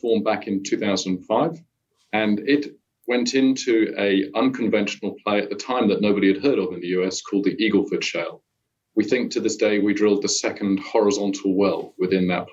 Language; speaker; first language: English; native; English